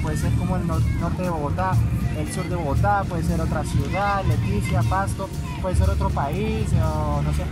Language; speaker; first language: Spanish; non-native, fluent; French